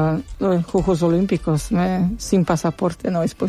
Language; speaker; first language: Spanish; non-native, learner; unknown